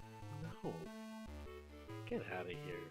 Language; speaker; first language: English; native; English